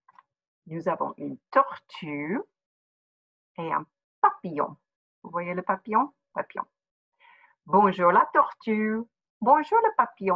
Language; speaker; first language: French; non-native, fluent; English